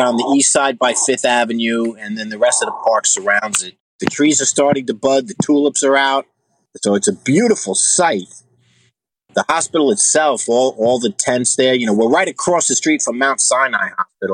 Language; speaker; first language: English; native; English